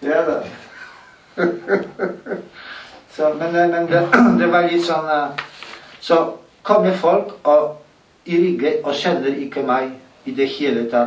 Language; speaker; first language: Norwegian; non-native, learner; Polish